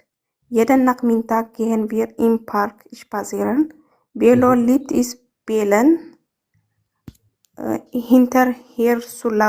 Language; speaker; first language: German; non-native, learner; Amharic